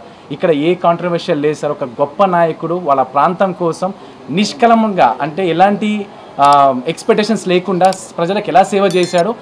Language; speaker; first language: Telugu; native; Telugu